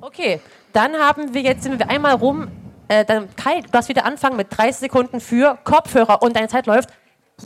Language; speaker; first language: German; native; German